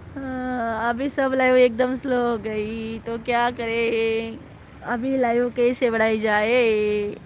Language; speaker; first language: Hindi; non-native, local second language; Marathi